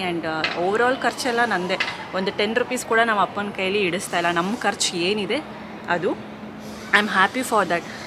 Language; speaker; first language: Kannada; non-native, local second language; Telugu